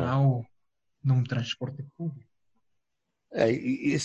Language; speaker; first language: Portuguese; non-native, fluent; Spanish